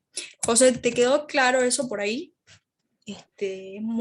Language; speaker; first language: Spanish; native; Spanish